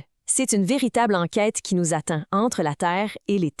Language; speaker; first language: French; native; French